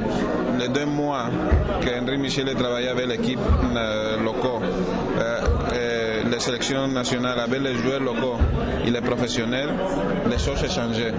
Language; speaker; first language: French; non-native, learner; Spanish